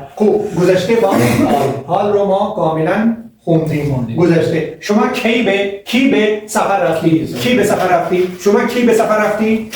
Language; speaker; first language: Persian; non-native, fluent; Urdu